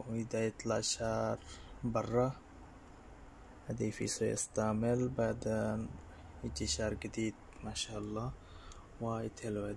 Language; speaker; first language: Arabic; non-native, learner; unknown